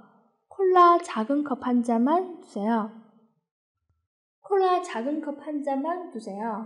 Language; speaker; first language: Korean; non-native, fluent; Chinese